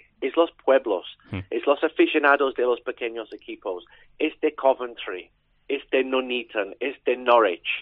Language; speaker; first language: Spanish; non-native, learner; English